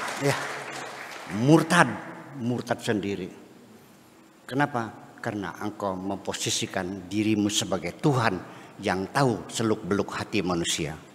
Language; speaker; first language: Indonesian; non-native, local second language; Javanese